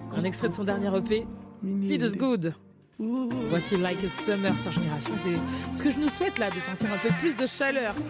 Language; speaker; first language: French; native; French